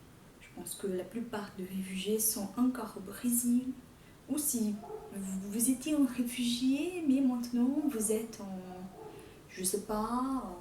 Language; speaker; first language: French; non-native, fluent; Portuguese